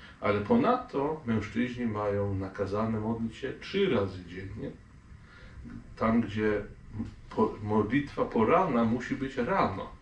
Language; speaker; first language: Polish; non-native, fluent; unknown